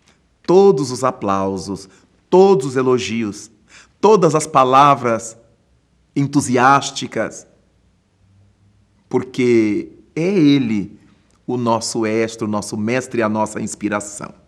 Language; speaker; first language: Portuguese; native; Portuguese